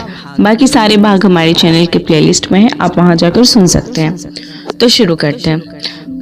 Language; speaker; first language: Hindi; native; Hindi